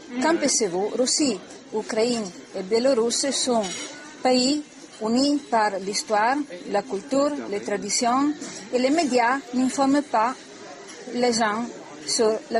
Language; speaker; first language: French; non-native, learner; Italian